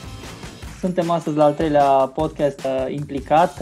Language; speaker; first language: Romanian; native; Romanian